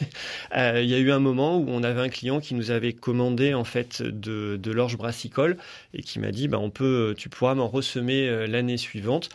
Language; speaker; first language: French; native; French